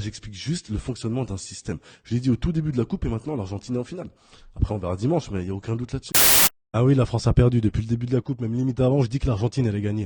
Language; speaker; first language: French; native; French